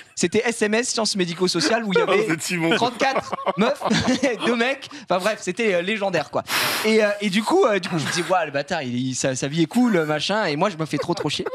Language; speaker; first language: French; native; French